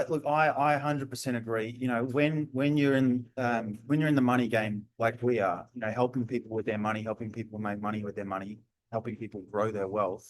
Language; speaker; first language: English; native; English